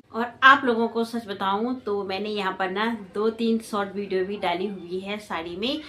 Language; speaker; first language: Hindi; non-native, local second language; Garhwali